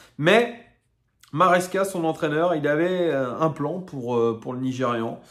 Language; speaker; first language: French; native; French